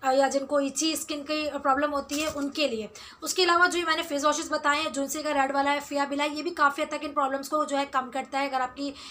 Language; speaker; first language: Hindi; native; Hindi